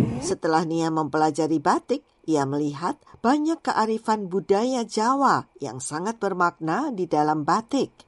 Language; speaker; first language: Indonesian; native; Indonesian